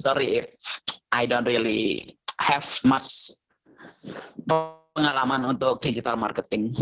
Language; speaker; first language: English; non-native, fluent; Indonesian